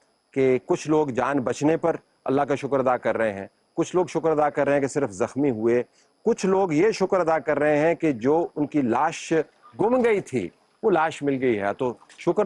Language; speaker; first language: Urdu; native; Urdu